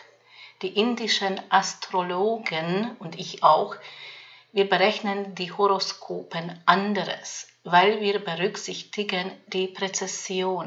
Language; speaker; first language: German; non-native, fluent; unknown